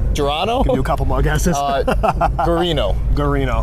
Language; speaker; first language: English; native; English